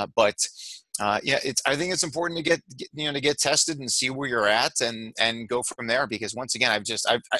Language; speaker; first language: English; native; English